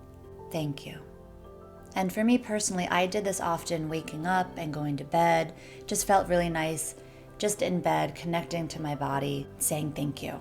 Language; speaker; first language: English; native; English